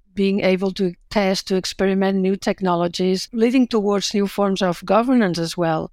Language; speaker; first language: English; non-native, fluent; Catalan